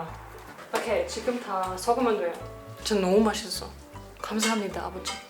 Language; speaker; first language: Korean; non-native, learner; German